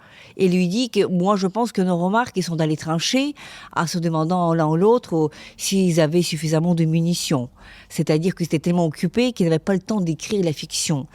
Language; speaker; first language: French; non-native, fluent; Ukrainian